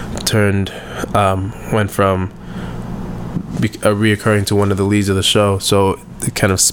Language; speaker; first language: English; native; English